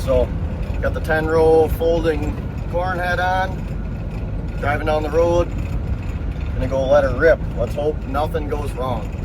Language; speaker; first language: English; native; English